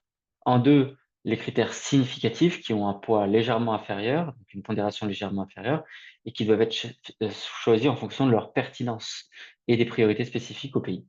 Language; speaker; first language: French; native; French